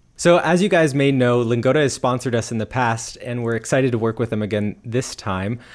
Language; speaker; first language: English; native; English